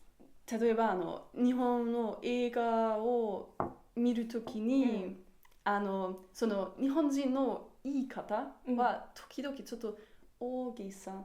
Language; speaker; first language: Japanese; non-native, learner; German